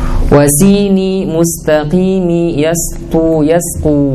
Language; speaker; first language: Arabic; non-native, fluent; Indonesian